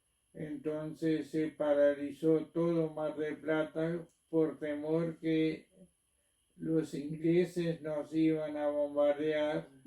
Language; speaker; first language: Spanish; non-native, local second language; German